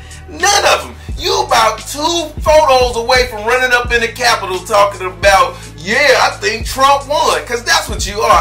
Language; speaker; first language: English; native; English